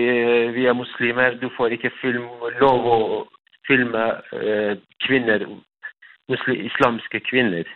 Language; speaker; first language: Norwegian; non-native, fluent; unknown